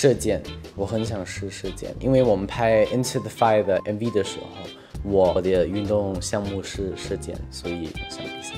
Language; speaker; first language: Chinese; non-native, fluent; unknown